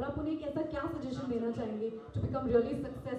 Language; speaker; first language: Hindi; native; Hindi